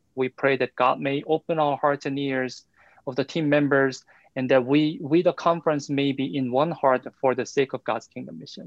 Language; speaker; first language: English; non-native, fluent; Korean